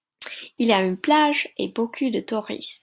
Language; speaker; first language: French; non-native, fluent; English